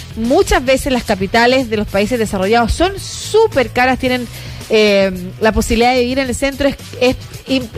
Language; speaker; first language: Spanish; native; Spanish